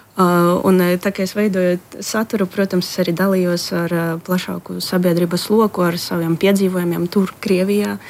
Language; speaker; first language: Latvian; early bilingual, heritage; Latvian